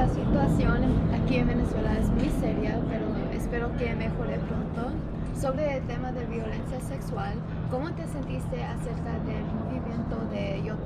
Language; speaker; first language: Spanish; non-native, learner; English